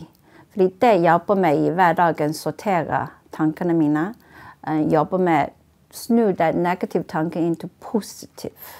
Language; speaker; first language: Norwegian; non-native, fluent; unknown